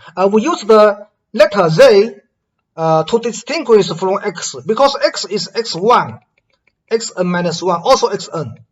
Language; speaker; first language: English; non-native, fluent; Chinese